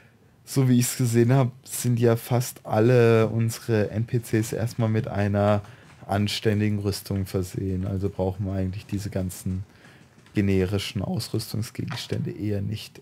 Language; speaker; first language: German; native; German